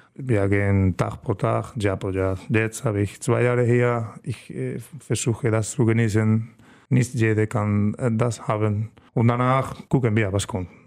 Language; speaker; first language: German; non-native, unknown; Spanish